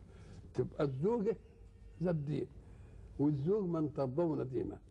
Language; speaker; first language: Arabic; native; Arabic